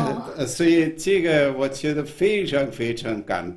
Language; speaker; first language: Chinese; non-native, fluent; German